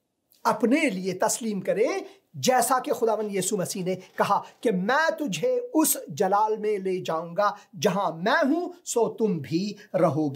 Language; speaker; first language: Hindi; non-native, fluent; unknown